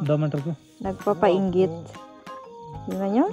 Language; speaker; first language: Filipino; native; Filipino